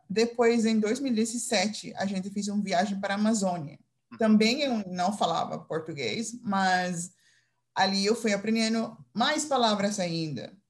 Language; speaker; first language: Portuguese; non-native, fluent; Dutch